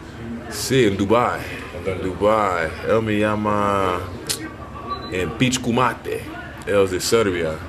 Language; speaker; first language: Spanish; non-native, learner; English